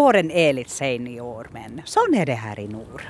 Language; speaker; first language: Norwegian; non-native, fluent; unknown